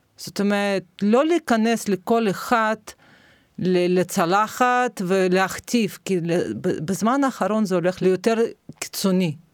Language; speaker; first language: Hebrew; non-native, fluent; Russian